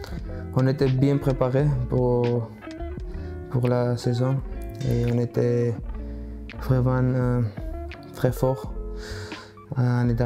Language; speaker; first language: French; non-native, learner; Georgian